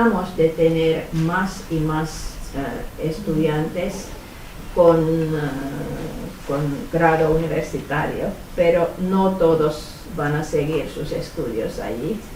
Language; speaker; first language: Spanish; non-native, fluent; Finnish